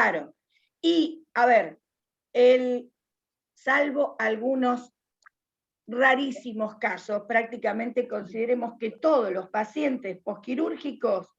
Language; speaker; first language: Spanish; native; Spanish